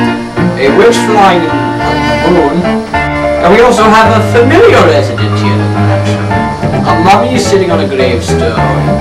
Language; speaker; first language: English; native; English